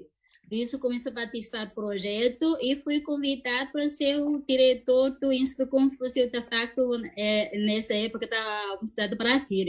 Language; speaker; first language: Portuguese; non-native, fluent; Chinese